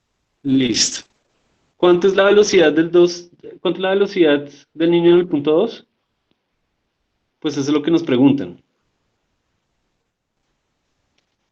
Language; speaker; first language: Spanish; native; Spanish